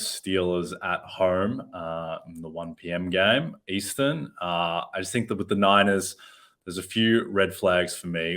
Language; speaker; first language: English; native; English